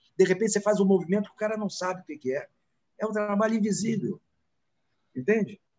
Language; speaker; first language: Portuguese; native; Portuguese